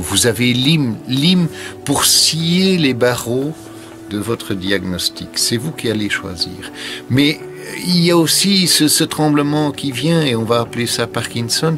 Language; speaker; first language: French; native; French